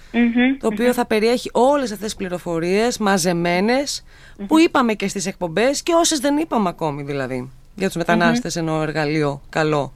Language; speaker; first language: Greek; native; Greek